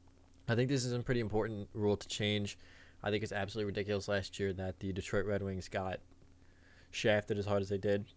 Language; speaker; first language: English; native; English